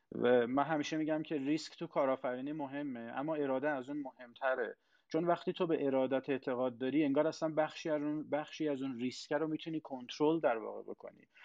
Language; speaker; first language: Persian; non-native, local second language; Azerbaijani